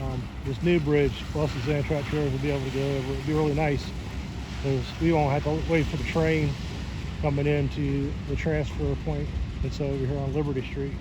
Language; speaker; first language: English; native; English